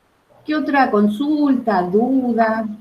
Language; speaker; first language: Spanish; native; Spanish